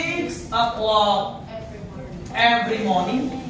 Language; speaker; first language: English; non-native, learner; Indonesian